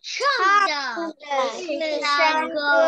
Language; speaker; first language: Chinese; early bilingual, heritage; Chinese